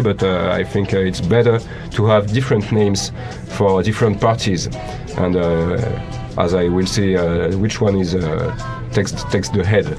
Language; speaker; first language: English; non-native, learner; French